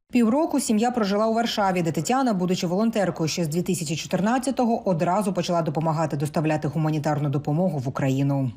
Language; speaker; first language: Ukrainian; native; Ukrainian